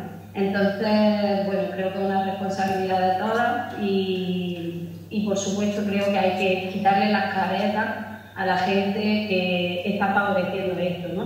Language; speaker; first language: Spanish; native; Spanish